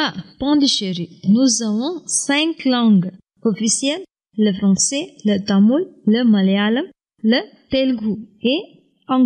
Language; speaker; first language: French; non-native, learner; Tamil